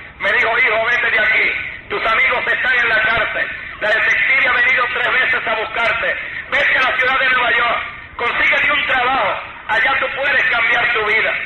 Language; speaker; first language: Spanish; native; Spanish